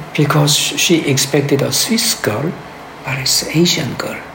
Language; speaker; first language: English; early bilingual, other home language; Korean